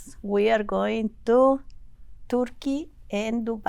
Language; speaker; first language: English; non-native, learner; Spanish